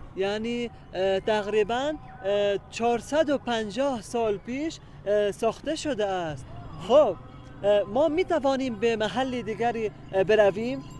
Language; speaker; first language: Persian; non-native, learner; Arabic